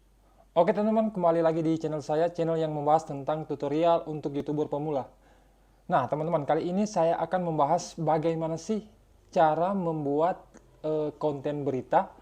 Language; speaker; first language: Indonesian; native; Indonesian